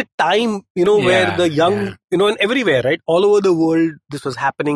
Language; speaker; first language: English; non-native, local second language; Hindi